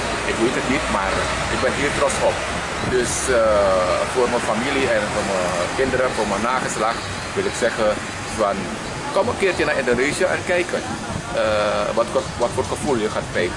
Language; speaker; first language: Dutch; early bilingual, heritage; Javanese